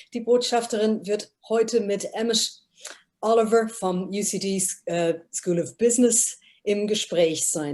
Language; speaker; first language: German; non-native, fluent; English